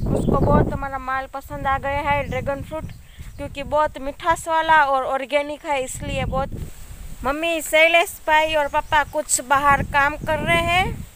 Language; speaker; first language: Hindi; non-native, local second language; Gujarati